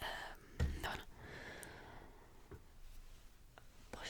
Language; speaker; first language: French; early bilingual, heritage; French